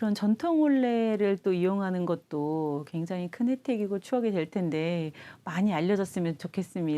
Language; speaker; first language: Korean; native; Korean